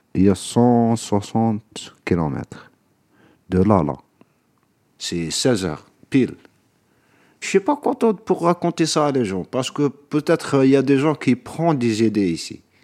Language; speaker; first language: French; non-native, local second language; Arabic